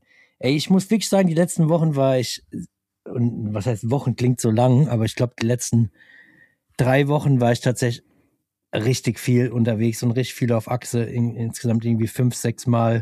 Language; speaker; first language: German; native; German